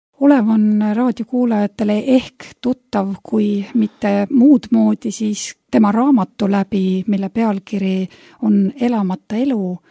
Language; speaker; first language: Estonian; native; Estonian